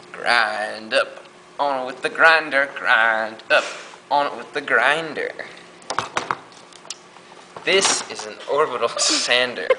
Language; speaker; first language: English; native; English